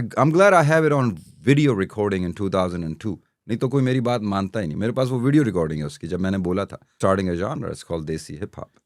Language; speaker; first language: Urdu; non-native, local second language; Punjabi